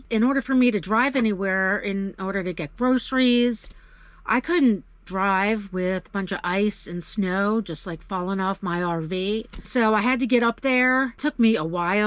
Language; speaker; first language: English; native; English